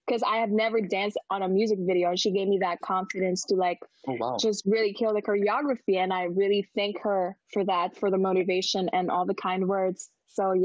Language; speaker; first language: English; non-native, local second language; Filipino